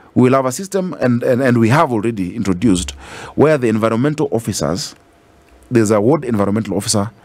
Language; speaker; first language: English; non-native, local second language; Swahili